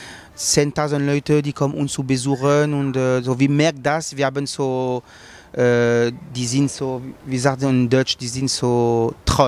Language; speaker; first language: German; non-native, learner; French